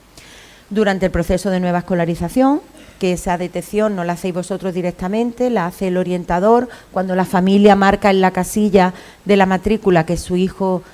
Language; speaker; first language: Spanish; native; Spanish